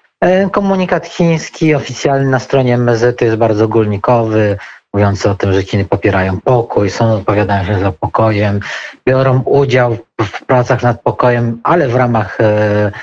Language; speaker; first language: Polish; native; Polish